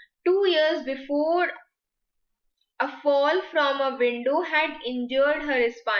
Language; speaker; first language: English; non-native, local second language; Hindi